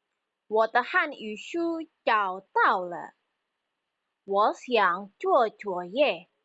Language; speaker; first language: Chinese; non-native, fluent; Indonesian